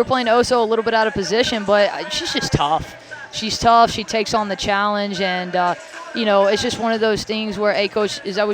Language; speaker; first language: English; native; English